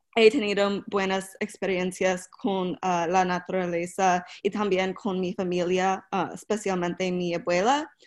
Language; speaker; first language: Spanish; non-native, learner; English